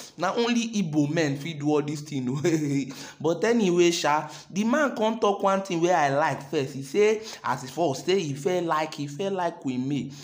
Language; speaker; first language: Nigerian Pidgin; native; Nigerian Pidgin